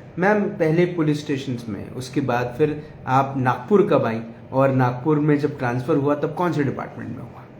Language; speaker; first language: Hindi; native; Hindi